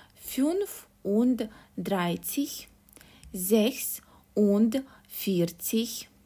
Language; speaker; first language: German; non-native, fluent; Russian